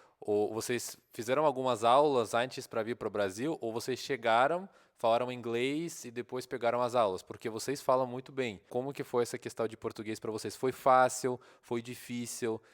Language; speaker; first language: Portuguese; non-native, fluent; Russian